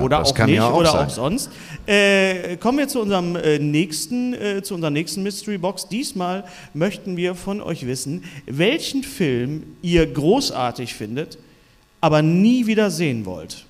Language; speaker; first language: German; native; German